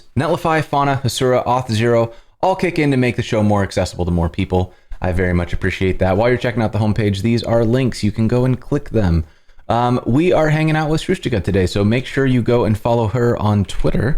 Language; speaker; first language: English; native; English